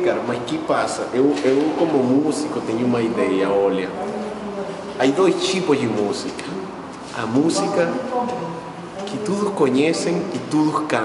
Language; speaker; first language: Portuguese; non-native, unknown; Spanish